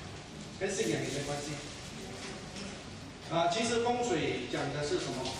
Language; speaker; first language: Chinese; native; Chinese